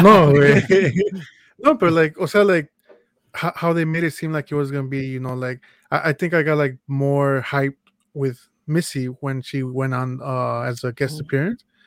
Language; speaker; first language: English; early bilingual, other home language; Spanish